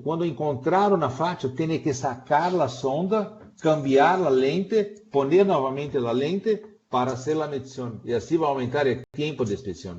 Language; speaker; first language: Spanish; non-native, fluent; Portuguese